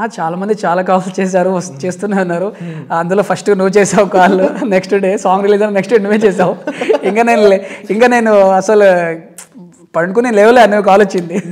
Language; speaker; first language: Telugu; non-native, local second language; Urdu